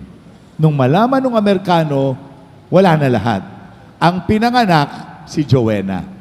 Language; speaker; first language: Filipino; native; Filipino